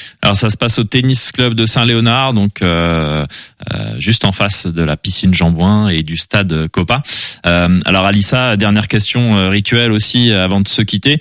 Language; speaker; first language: French; native; French